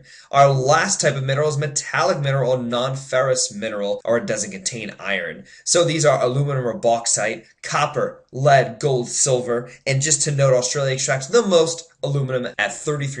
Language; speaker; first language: English; native; English